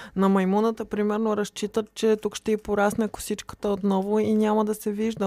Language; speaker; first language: Bulgarian; native; Bulgarian